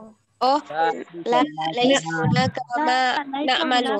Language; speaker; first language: Arabic; non-native, learner; Indonesian